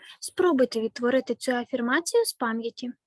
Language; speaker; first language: Ukrainian; native; Ukrainian